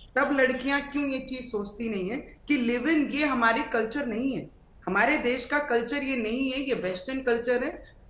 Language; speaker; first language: Hindi; non-native, local second language; Marathi